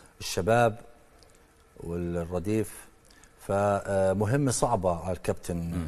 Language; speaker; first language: Arabic; native; Arabic